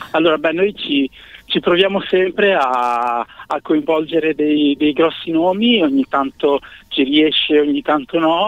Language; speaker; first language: Italian; native; Italian